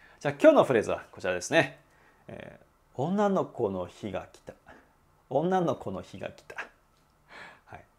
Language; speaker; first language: Japanese; non-native, fluent; Chinese